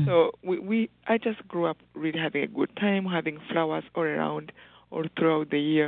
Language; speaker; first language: English; non-native, local second language; Kinyarwanda